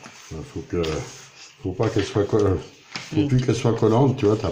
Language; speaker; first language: French; native; French